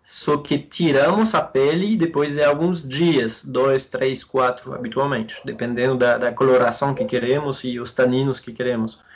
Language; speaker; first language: Portuguese; non-native, fluent; French